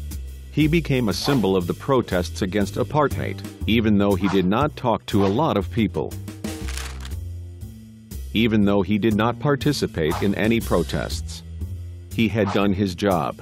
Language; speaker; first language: English; non-native, fluent; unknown